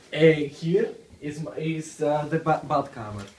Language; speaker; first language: Dutch; non-native, learner; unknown